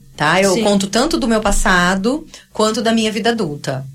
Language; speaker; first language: Portuguese; native; Portuguese